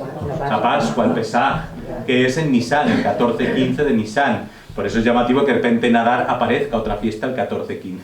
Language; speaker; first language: Spanish; native; Spanish